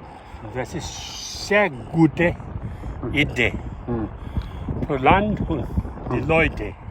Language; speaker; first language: German; non-native, learner; Nepali